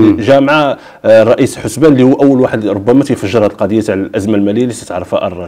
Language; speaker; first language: Arabic; native; Arabic